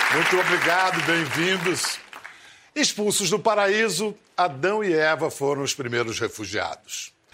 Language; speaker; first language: Portuguese; native; Portuguese